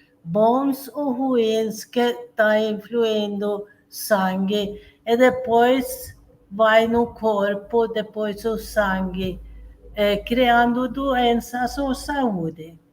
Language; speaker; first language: Portuguese; non-native, fluent; Swedish